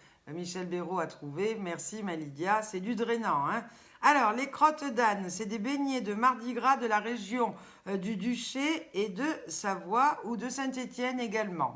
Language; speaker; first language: French; native; French